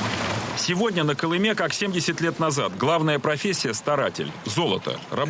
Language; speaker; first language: Russian; native; Russian